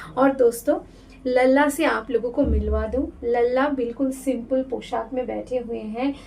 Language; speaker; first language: Hindi; non-native, local second language; Bangla